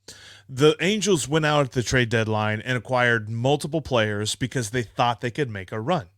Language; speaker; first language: English; native; English